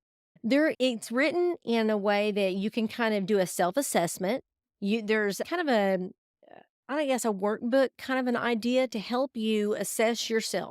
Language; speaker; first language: English; native; English